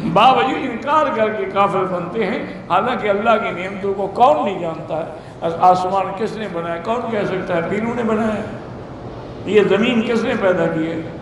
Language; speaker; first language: Urdu; native; Urdu